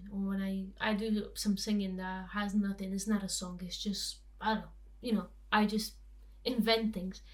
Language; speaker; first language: English; non-native, fluent; Romanian